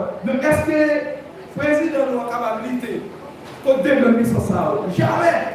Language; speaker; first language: French; non-native, local second language; Haitian Creole